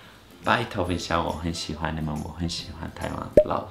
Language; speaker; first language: Chinese; non-native, fluent; Turkish